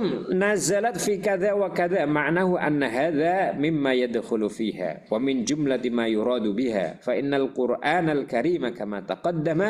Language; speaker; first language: Arabic; non-native, fluent; Indonesian